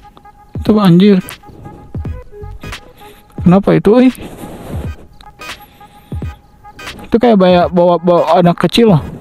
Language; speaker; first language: Indonesian; native; Indonesian